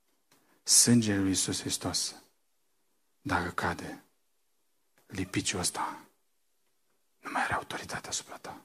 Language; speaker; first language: Romanian; native; Romanian